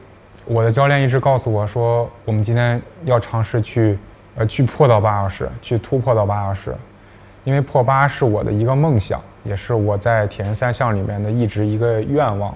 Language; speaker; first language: Chinese; native; Chinese